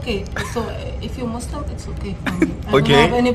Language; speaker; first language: English; non-native, learner; Arabic